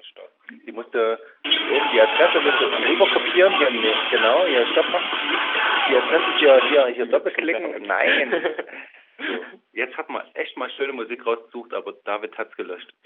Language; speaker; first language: German; native; German